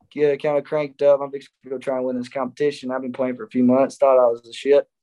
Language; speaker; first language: English; native; English